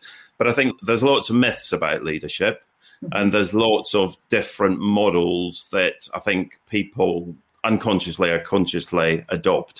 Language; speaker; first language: English; native; English